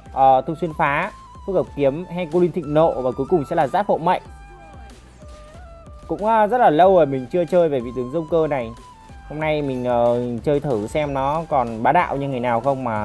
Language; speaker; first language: Vietnamese; native; Vietnamese